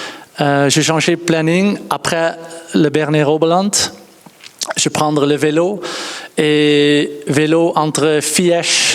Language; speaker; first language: French; non-native, learner; Dutch